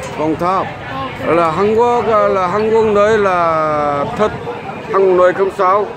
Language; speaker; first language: Vietnamese; non-native, learner; Korean